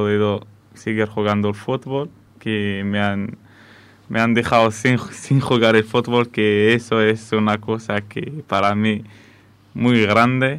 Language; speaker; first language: Spanish; non-native, fluent; Arabic